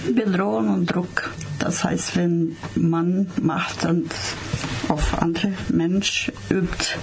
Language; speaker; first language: German; non-native, fluent; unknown